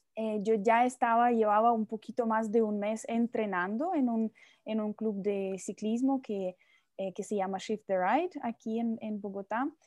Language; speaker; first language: Spanish; non-native, fluent; Russian